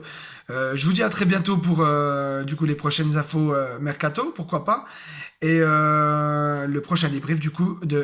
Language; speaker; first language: French; native; French